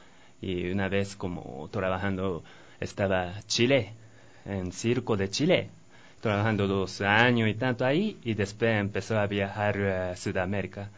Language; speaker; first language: Spanish; non-native, learner; Japanese